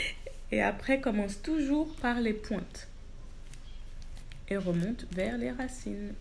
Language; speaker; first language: French; native; French